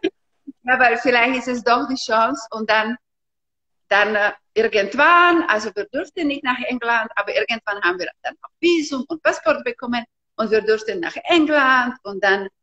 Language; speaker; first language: German; non-native, fluent; Slovak